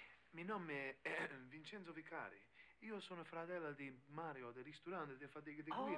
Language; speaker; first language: Italian; non-native, learner; English